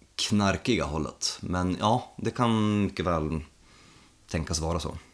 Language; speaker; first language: Swedish; non-native, fluent; Polish